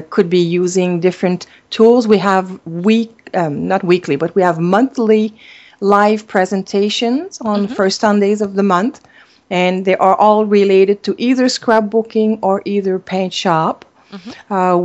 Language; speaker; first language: English; non-native, fluent; French